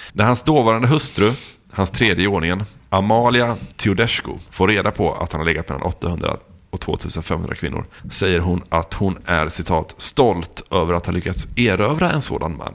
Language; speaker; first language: Swedish; native; Swedish